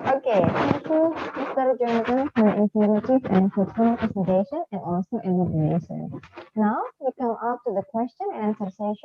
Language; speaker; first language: English; non-native, fluent; Indonesian